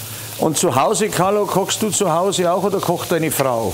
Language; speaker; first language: German; native; German